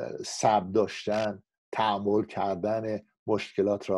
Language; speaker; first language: Persian; non-native, fluent; English